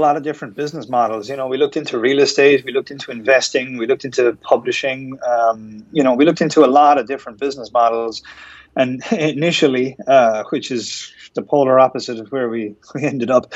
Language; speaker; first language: English; native; English